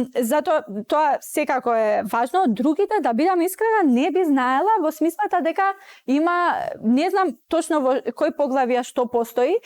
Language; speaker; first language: Macedonian; non-native, local second language; Albanian